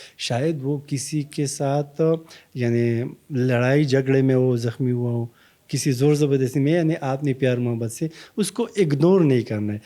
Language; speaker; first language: Urdu; non-native, local second language; Pashto